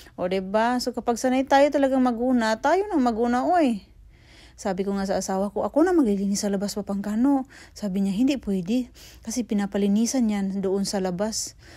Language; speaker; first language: Filipino; non-native, local second language; Cebuano